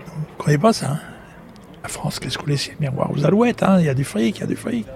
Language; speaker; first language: French; native; French